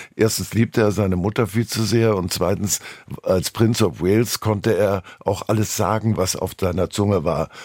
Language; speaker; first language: German; native; German